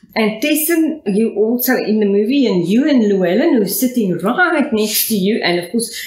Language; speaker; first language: English; non-native, local second language; Afrikaans